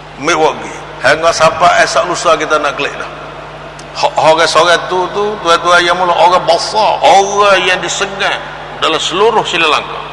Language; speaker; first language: Malay; native; Malay